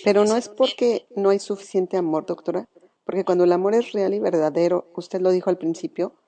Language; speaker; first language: Spanish; native; Spanish